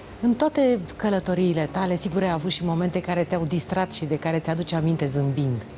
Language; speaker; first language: Romanian; native; Romanian